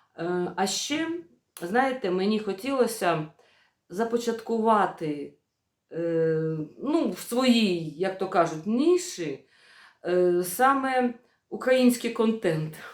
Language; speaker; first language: Ukrainian; non-native, local second language; Russian